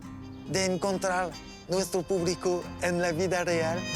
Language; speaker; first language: Spanish; non-native, learner; French